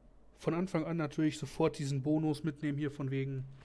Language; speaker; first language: German; native; German